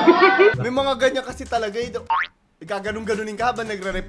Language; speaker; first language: Filipino; native; Filipino